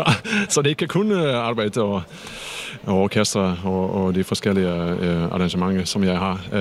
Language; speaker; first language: Danish; non-native, fluent; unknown